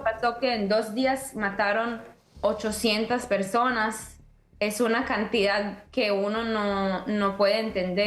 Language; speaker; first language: Spanish; early bilingual, heritage; Spanish